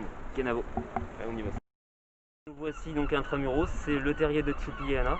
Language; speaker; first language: French; native; French